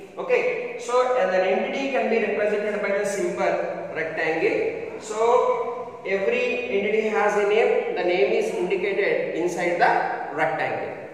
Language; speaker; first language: English; non-native, local second language; Telugu